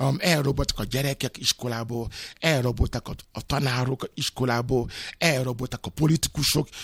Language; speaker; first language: Hungarian; non-native, learner; Yoruba